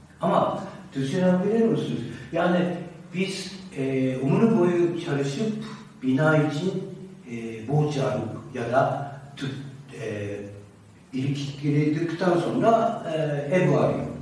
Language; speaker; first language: Turkish; non-native, learner; Japanese